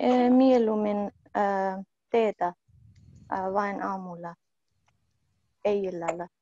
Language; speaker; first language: Finnish; non-native, learner; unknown